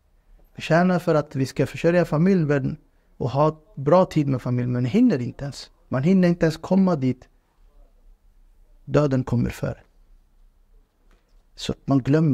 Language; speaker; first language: Swedish; non-native, fluent; Urdu